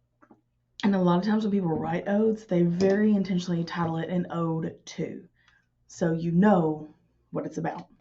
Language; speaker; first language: English; native; English